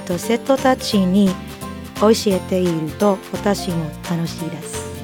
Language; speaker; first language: Japanese; non-native, learner; English